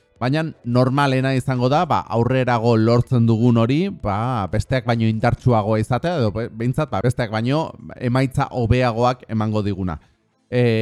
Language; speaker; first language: Basque; non-native, fluent; Spanish